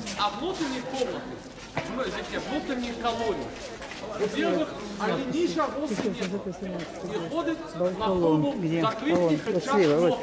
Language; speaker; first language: Russian; non-native, learner; Arabic